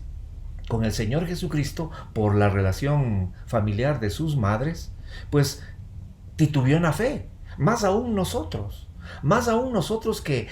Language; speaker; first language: Spanish; native; Spanish